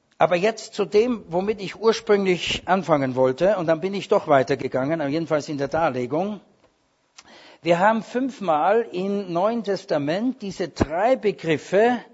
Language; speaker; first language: German; native; German